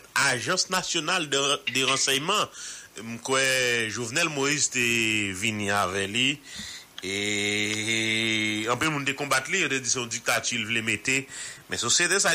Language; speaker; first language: French; non-native, local second language; Haitian Creole